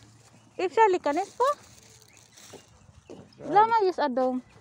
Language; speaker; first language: Hebrew; non-native, learner; Filipino